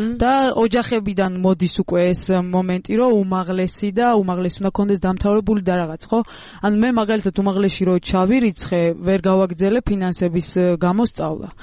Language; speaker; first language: Georgian; non-native, local second language; Armenian